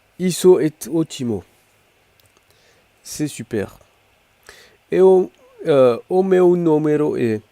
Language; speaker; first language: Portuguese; non-native, learner; French